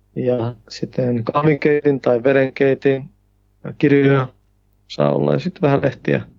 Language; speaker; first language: Finnish; early bilingual, heritage; Finnish